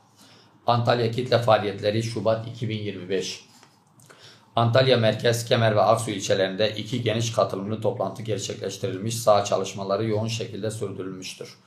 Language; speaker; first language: Turkish; native; Turkish